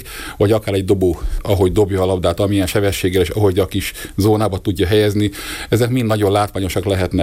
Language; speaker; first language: Hungarian; native; Hungarian